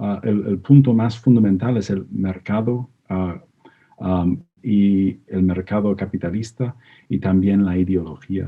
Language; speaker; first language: Spanish; non-native, fluent; English